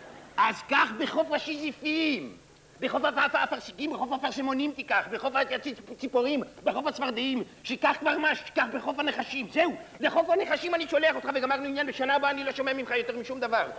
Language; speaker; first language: Hebrew; native; Hebrew